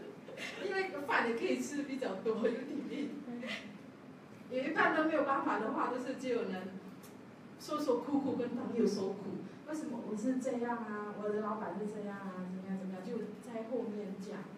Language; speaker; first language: Chinese; non-native, learner; Javanese